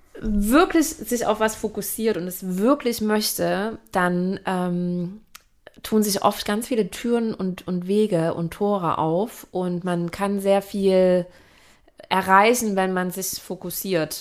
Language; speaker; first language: German; native; German